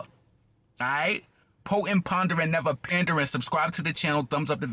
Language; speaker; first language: English; native; English